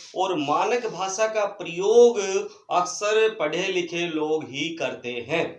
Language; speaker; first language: Hindi; native; Hindi